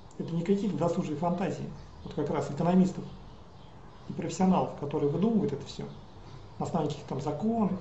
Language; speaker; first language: Russian; native; Russian